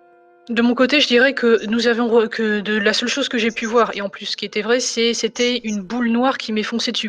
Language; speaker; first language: French; native; French